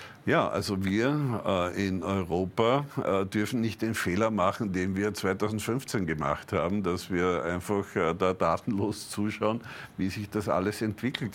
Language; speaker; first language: German; native; German